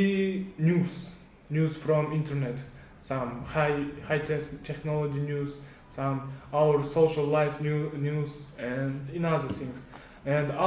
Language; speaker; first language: English; non-native, learner; Kazakh